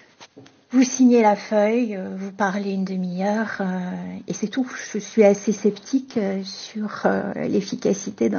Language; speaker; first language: French; native; French